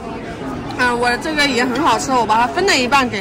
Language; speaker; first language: Chinese; native; Chinese